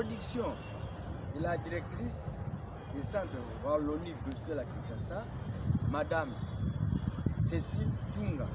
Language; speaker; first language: French; non-native, local second language; Lingala